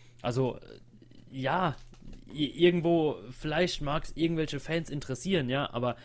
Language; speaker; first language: German; native; German